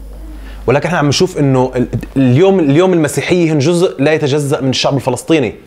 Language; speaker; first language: Arabic; native; Arabic